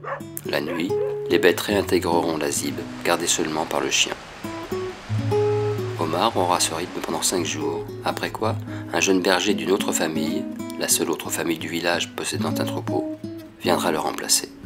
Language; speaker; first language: French; native; French